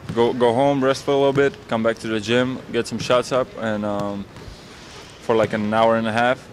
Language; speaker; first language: English; non-native, fluent; Latvian